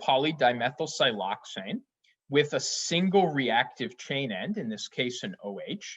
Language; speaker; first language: English; native; English